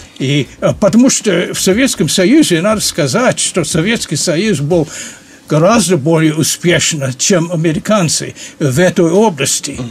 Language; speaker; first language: Russian; non-native, fluent; English